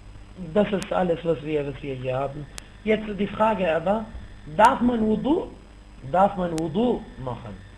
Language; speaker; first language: German; non-native, fluent; Arabic